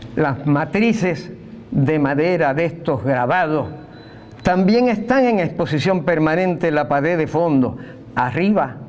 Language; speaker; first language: Spanish; native; Spanish